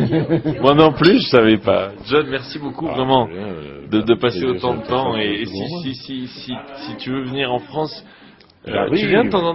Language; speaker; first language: French; native; French